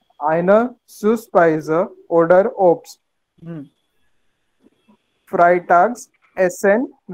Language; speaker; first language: German; non-native, learner; Marathi